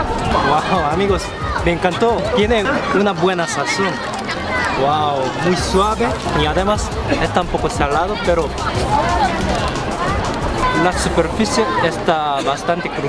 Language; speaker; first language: Spanish; non-native, fluent; Korean